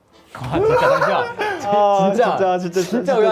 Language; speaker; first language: Korean; native; Korean